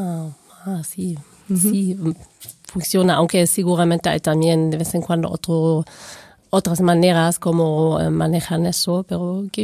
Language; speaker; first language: Spanish; non-native, fluent; German